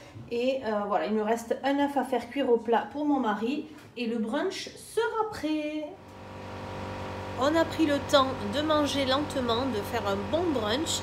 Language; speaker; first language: French; native; French